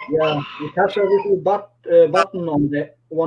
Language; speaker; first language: English; non-native, fluent; Norwegian